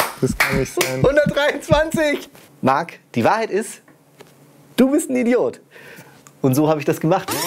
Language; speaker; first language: German; native; German